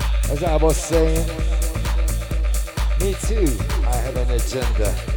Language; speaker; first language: English; non-native, fluent; Turkish